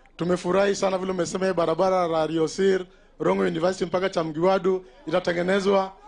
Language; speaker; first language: Swahili; non-native, local second language; Luo (Kenya and Tanzania)